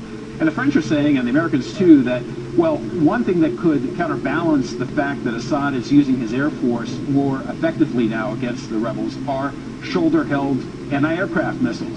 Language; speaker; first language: English; native; English